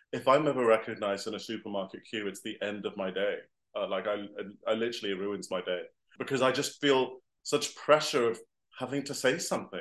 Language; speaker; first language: English; native; English